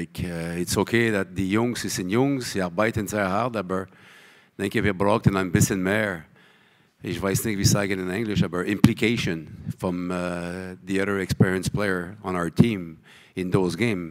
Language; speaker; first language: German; non-native, learner; French